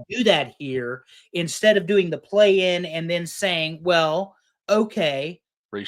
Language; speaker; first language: English; native; English